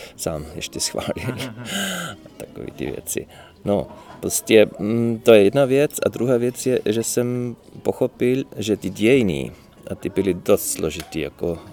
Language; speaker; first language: Czech; non-native, fluent; German